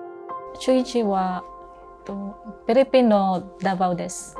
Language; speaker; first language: Japanese; non-native, learner; Cebuano